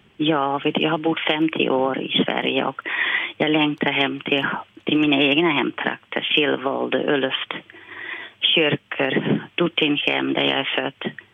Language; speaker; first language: Swedish; non-native, fluent; Dutch